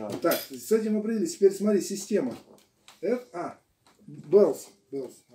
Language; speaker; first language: Russian; native; Russian